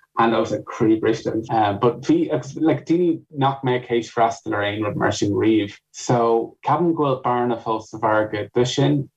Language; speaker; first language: Irish; non-native, local second language; English